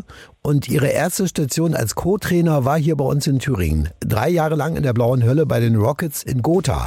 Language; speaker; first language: German; native; German